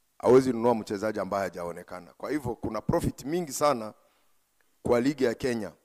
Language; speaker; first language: Swahili; non-native, local second language; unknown